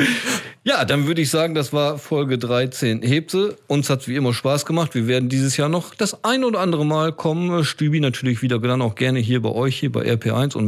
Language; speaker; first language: German; native; German